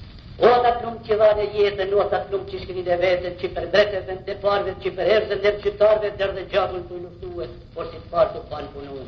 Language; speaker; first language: Albanian; native; Albanian